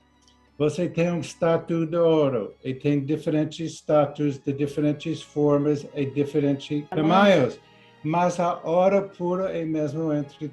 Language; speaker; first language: Portuguese; non-native, learner; English